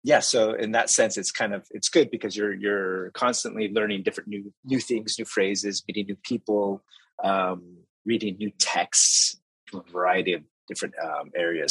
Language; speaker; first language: English; early bilingual, other home language; Spanish